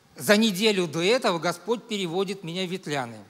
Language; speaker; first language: Russian; native; Russian